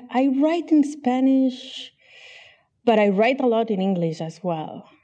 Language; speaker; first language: English; non-native, fluent; Catalan